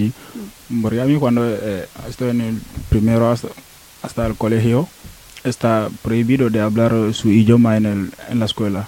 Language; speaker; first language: Spanish; non-native, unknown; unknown